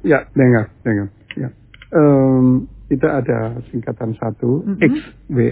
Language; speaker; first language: Indonesian; early bilingual, heritage; Chinese